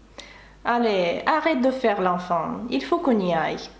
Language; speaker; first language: French; non-native, fluent; Russian